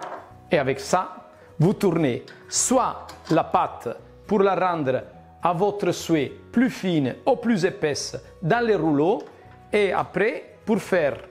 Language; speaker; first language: French; non-native, fluent; Italian